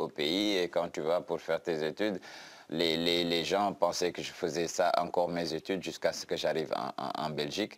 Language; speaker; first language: French; non-native, local second language; Wolof